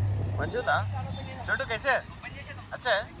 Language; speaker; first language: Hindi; non-native, local second language; Telugu